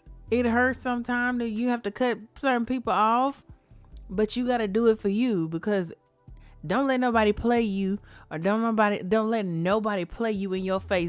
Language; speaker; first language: English; native; English